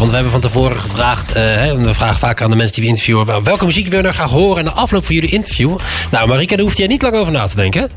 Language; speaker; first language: Dutch; native; Dutch